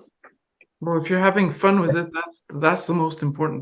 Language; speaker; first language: English; non-native, fluent; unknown